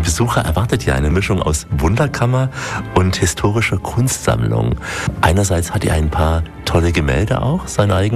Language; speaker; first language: German; native; German